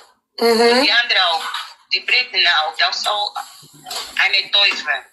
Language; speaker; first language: German; non-native, learner; Nigerian Pidgin